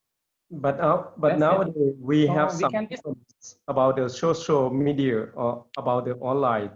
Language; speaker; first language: English; non-native, learner; Lao